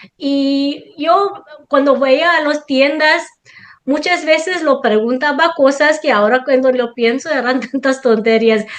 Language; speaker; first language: Spanish; non-native, fluent; Tamil